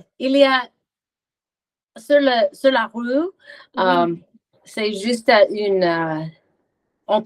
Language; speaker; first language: French; non-native, learner; English